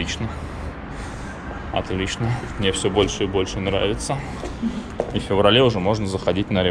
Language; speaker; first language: Russian; native; Russian